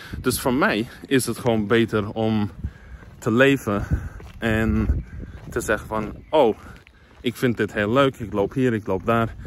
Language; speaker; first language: Dutch; non-native, fluent; English